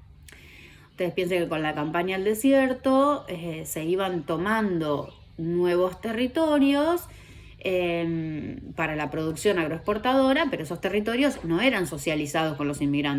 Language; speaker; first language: Spanish; native; Spanish